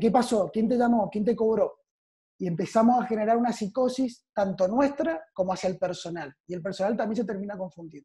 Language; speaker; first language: Spanish; native; Spanish